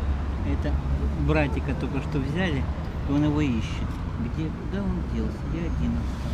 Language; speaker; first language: Russian; native; Russian